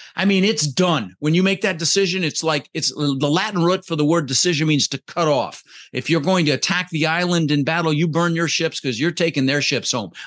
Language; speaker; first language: English; early bilingual, other home language; Dutch